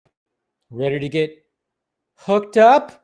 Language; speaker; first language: English; native; English